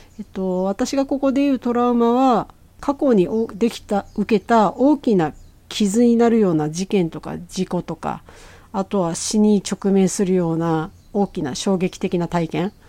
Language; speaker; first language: Japanese; native; Japanese